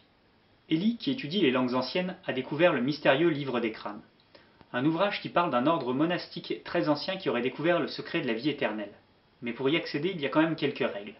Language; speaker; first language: French; native; French